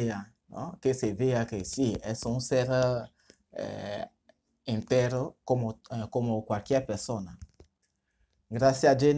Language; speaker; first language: Spanish; non-native, fluent; French